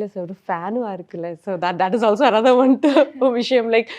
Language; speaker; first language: Tamil; non-native, learner; Malayalam